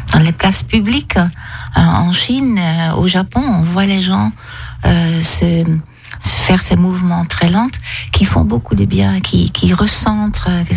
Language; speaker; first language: French; non-native, fluent; Dutch